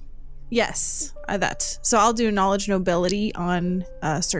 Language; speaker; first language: English; native; English